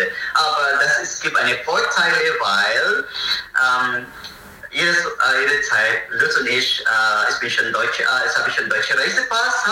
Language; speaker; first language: German; non-native, learner; Filipino